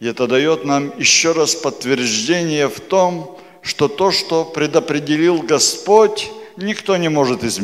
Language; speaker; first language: Polish; non-native, learner; Russian